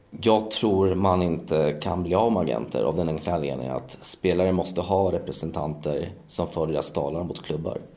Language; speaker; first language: Swedish; early bilingual, other home language; Polish